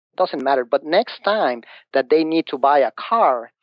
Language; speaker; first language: English; non-native, fluent; Spanish